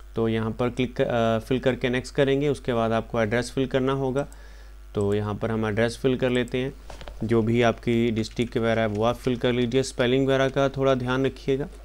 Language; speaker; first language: Hindi; non-native, local second language; Punjabi